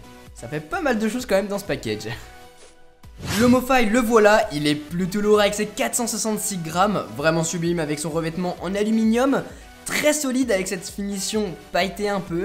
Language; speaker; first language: French; native; French